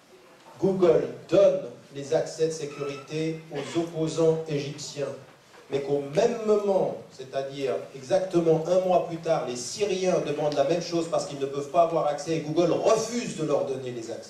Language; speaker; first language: French; native; French